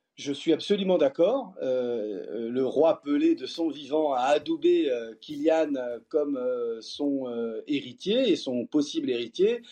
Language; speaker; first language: French; early bilingual, other home language; Portuguese